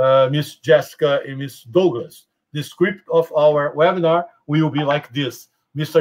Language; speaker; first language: English; non-native, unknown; Portuguese